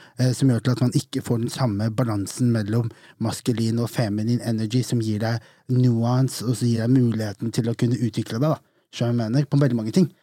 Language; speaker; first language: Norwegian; native; Norwegian